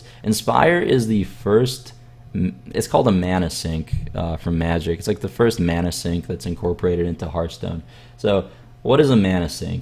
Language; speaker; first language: English; native; English